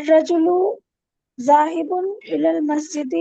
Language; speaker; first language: Arabic; non-native, learner; Urdu